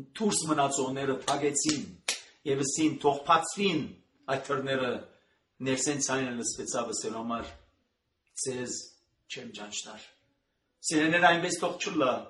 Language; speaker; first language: Armenian; native; Armenian